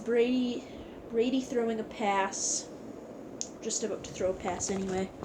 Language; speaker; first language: English; native; English